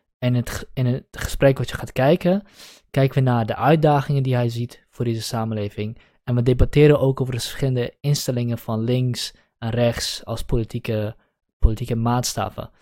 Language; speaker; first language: Dutch; early bilingual, other home language; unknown